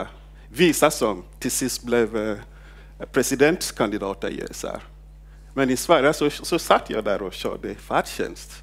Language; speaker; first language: Swedish; non-native, fluent; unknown